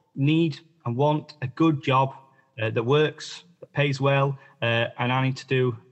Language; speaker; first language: English; native; English